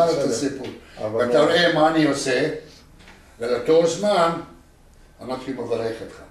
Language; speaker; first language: Hebrew; non-native, learner; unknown